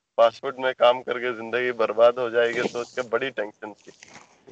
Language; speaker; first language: Hindi; non-native, local second language; Malayalam